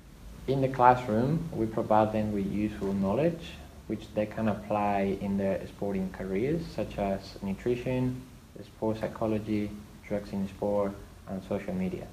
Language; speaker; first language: English; non-native, fluent; Spanish